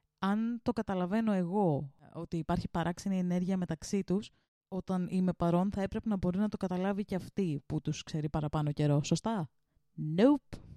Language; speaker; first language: Greek; early bilingual, heritage; Greek